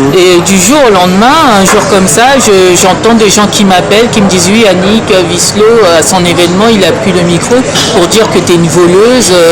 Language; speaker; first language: French; early bilingual, other home language; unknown